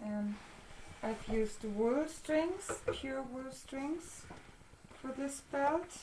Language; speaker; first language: English; non-native, fluent; German